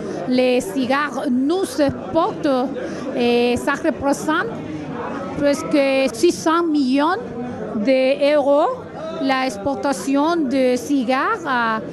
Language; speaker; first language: French; non-native, learner; Spanish